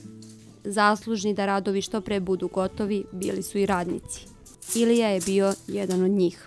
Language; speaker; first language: Serbian; native; Serbian